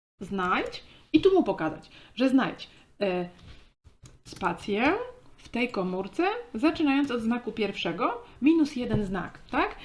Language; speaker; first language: Polish; native; Polish